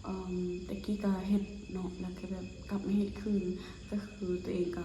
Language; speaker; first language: Thai; non-native, local second language; Lao